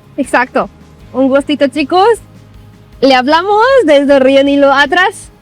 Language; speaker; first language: Spanish; non-native, fluent; Arabic